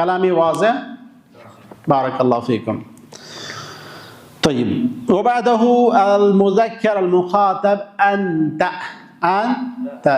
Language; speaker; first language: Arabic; non-native, fluent; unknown